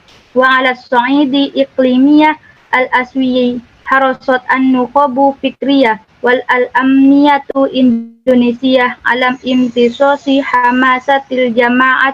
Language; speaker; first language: Arabic; non-native, learner; Indonesian